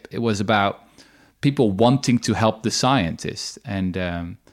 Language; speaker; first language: English; non-native, fluent; Dutch